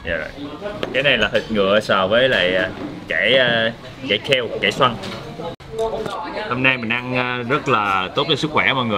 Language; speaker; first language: Vietnamese; native; Vietnamese